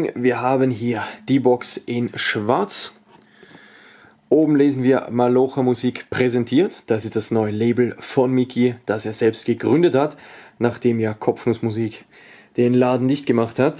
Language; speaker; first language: German; native; German